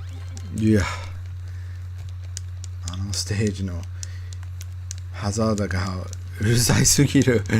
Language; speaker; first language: Japanese; non-native, learner; English